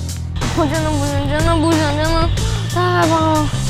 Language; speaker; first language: Chinese; native; Chinese